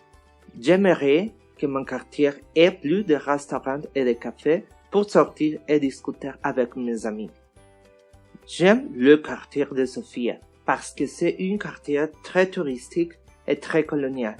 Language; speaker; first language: French; non-native, learner; Spanish